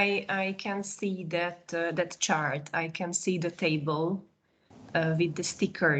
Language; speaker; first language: English; non-native, fluent; Hungarian